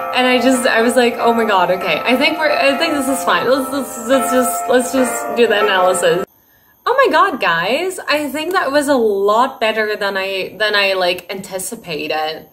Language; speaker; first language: English; early bilingual, other home language; Dutch